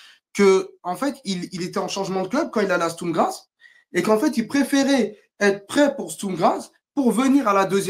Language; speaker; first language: French; native; French